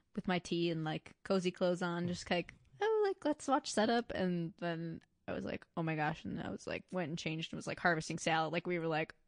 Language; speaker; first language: English; native; English